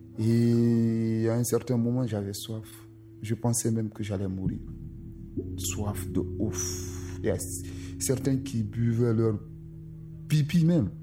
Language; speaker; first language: French; non-native, local second language; Susu